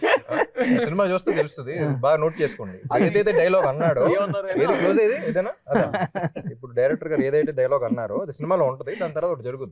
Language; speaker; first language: Telugu; native; Telugu